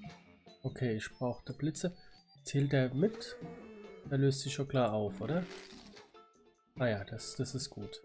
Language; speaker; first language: German; native; German